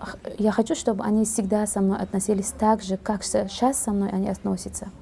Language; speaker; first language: Russian; non-native, fluent; Uzbek